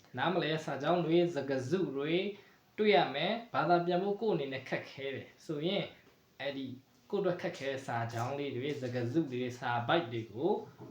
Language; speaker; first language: Burmese; native; Burmese